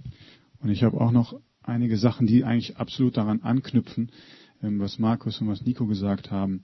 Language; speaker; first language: German; native; German